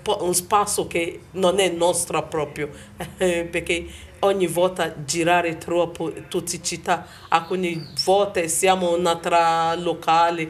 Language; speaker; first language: Italian; non-native, learner; Bini